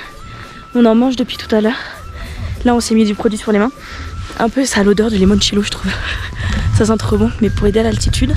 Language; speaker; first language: French; native; French